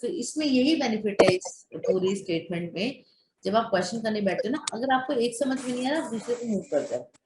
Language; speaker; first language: Hindi; native; Hindi